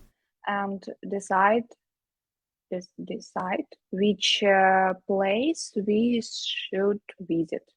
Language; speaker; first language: English; non-native, learner; Ukrainian